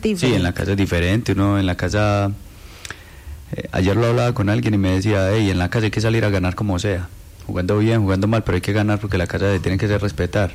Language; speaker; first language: Spanish; native; Spanish